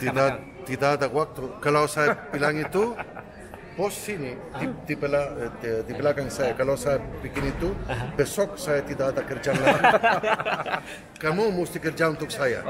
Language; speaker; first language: Indonesian; non-native, fluent; Spanish